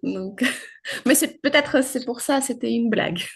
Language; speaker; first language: French; non-native, fluent; Ukrainian